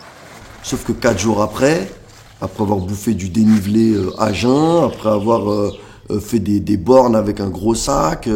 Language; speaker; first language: French; native; French